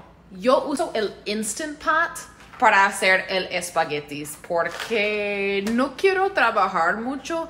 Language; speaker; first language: Spanish; non-native, learner; English